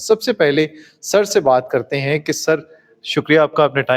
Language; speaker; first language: Urdu; native; Urdu